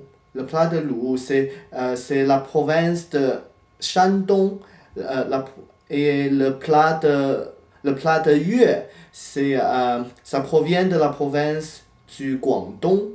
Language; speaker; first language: French; non-native, fluent; Chinese